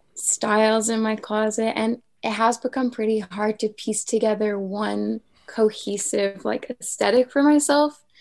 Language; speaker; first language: English; native; English